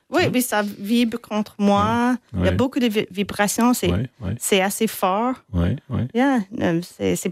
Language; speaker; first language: French; non-native, fluent; English